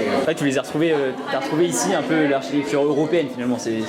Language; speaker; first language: French; native; French